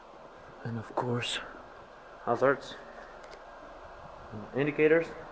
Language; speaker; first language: English; non-native, fluent; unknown